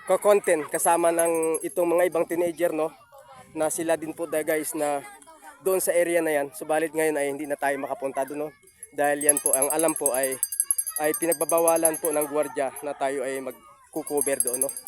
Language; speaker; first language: Filipino; native; Filipino